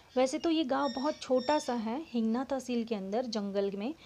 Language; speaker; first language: Hindi; non-native, local second language; Marathi